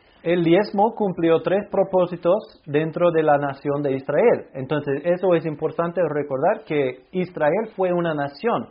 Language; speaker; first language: Spanish; non-native, fluent; English